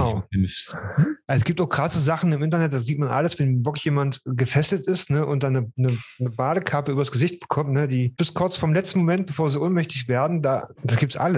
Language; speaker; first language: German; native; German